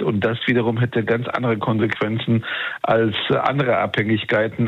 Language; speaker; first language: German; native; German